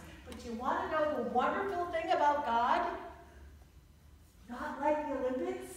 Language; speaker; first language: English; native; English